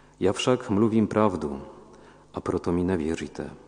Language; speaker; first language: Czech; non-native, fluent; Polish